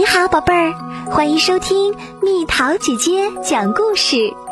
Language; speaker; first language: Chinese; native; Chinese